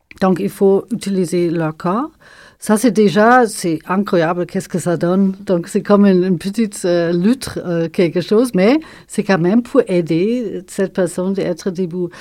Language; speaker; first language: French; non-native, fluent; German